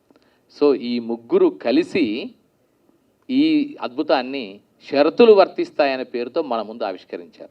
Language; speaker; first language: Telugu; native; Telugu